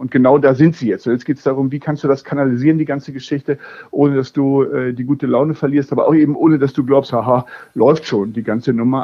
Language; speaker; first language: German; native; German